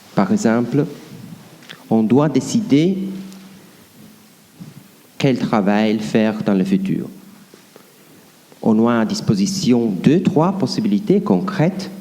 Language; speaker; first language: French; non-native, fluent; Italian